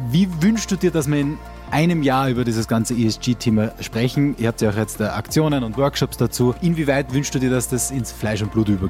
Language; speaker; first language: German; native; German